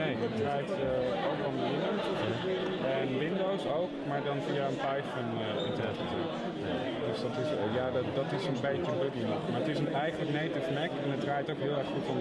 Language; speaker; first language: Dutch; native; Dutch